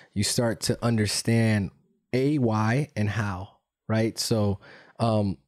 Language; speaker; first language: English; early bilingual, other home language; Spanish